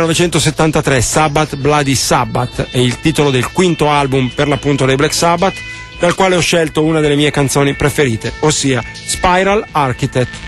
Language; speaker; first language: Italian; native; Italian